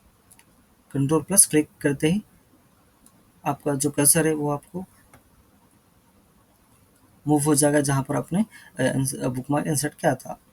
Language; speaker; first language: Hindi; native; Hindi